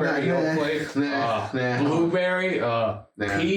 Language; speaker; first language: English; native; English